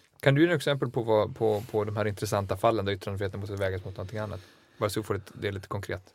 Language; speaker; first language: Swedish; native; Swedish